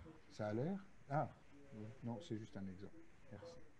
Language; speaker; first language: French; native; French